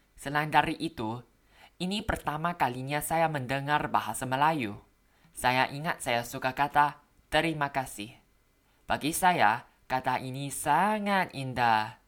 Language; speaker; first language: Indonesian; non-native, fluent; Thai